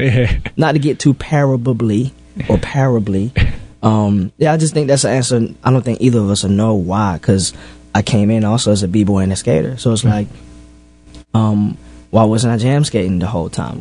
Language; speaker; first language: English; native; English